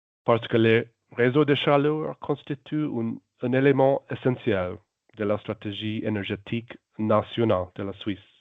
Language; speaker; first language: French; non-native, local second language; German